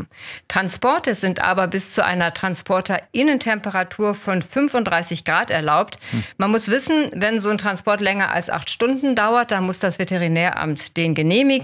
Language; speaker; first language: German; native; German